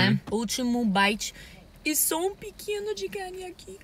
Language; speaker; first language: Portuguese; non-native, learner; English